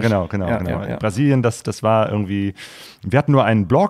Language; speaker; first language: German; native; German